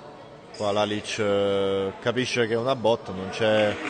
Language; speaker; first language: Italian; native; Italian